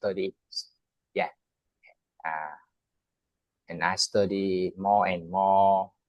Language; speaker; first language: English; non-native, learner; Vietnamese